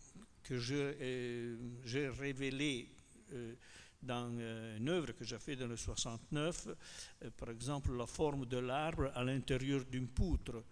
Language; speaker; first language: French; non-native, fluent; Italian